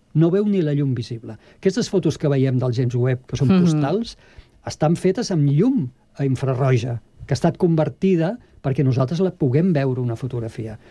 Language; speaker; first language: Catalan; native; Catalan